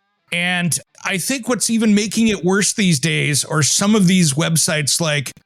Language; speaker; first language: English; native; English